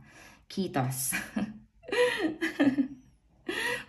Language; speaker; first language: Finnish; non-native, learner; Filipino